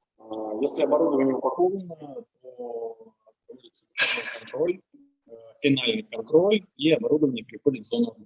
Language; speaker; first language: Russian; native; Russian